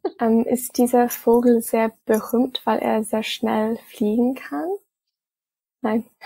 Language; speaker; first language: German; non-native, fluent; English